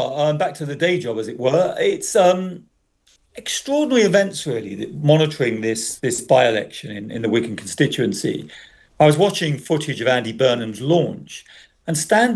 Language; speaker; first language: English; native; English